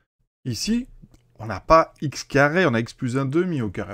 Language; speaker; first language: French; native; French